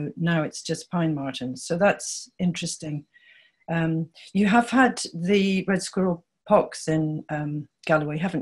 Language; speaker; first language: English; native; English